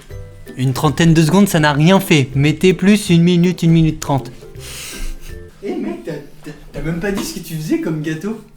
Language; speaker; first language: French; native; French